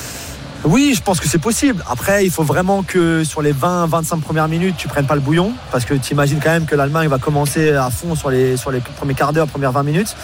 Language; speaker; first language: French; non-native, fluent; English